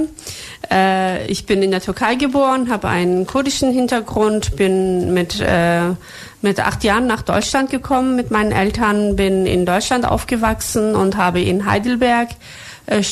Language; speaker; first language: German; early bilingual, other home language; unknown